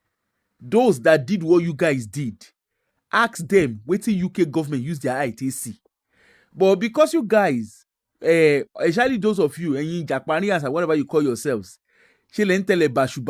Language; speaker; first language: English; non-native, local second language; Yoruba